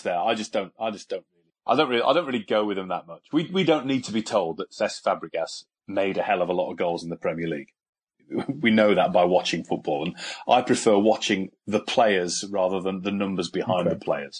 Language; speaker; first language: English; native; English